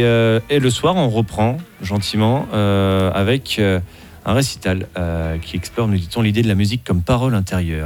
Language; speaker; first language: French; native; French